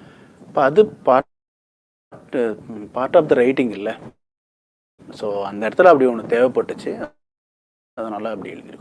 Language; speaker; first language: Tamil; native; Tamil